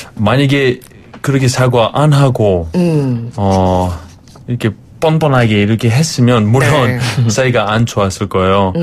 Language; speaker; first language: Korean; non-native, fluent; Greek